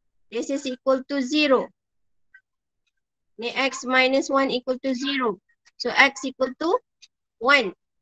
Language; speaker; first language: English; non-native, local second language; Malay